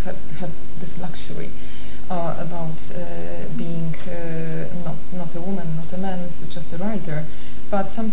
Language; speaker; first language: English; non-native, fluent; Polish